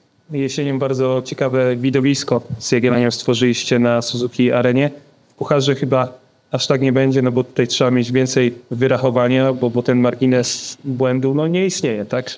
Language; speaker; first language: Polish; native; Polish